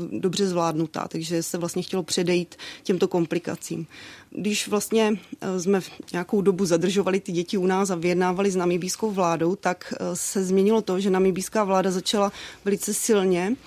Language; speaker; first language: Czech; native; Czech